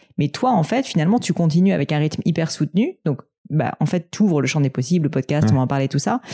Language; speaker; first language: French; native; French